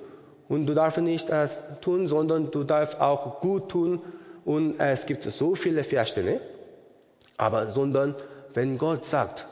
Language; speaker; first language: German; non-native, learner; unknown